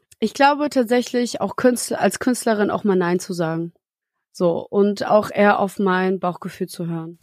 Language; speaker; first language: German; early bilingual, other home language; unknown